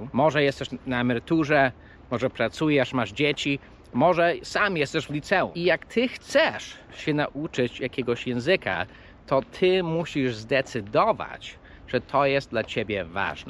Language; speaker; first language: Polish; early bilingual, heritage; Polish